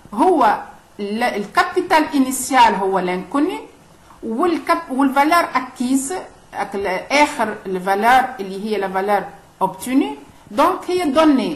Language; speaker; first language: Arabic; native; Arabic